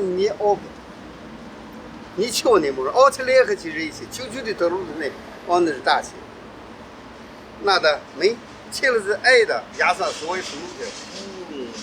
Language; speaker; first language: Russian; non-native, learner; Chinese